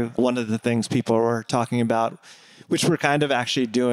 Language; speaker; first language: English; native; English